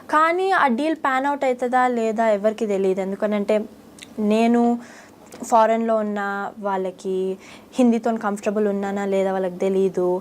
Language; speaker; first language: Telugu; early bilingual, heritage; Telugu